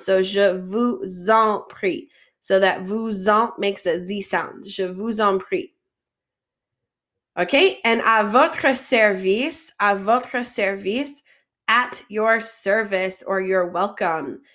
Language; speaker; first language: French; non-native, fluent; English